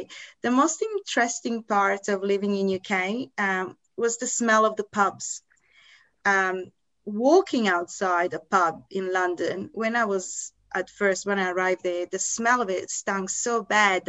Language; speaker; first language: English; non-native, fluent; Italian